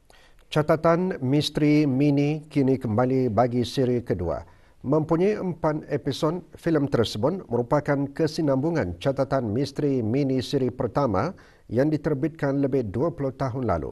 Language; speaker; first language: Malay; native; Malay